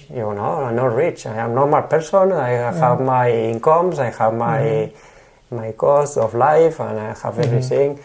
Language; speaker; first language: English; non-native, learner; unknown